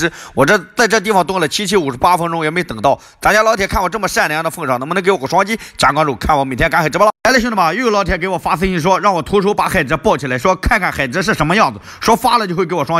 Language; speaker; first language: Chinese; native; Chinese